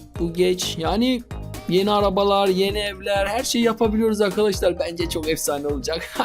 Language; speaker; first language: Turkish; native; Turkish